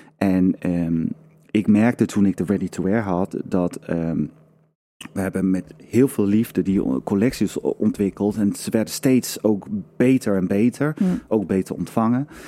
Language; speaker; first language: Dutch; non-native, fluent; Danish